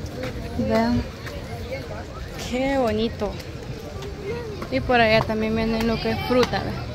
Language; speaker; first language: Spanish; native; Spanish